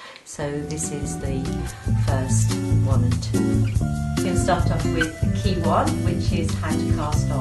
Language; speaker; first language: English; native; English